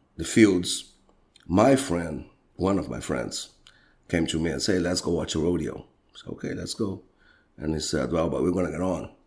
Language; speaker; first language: English; non-native, fluent; Portuguese